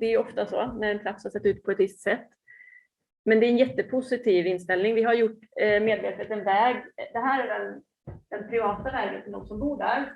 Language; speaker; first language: Swedish; native; Swedish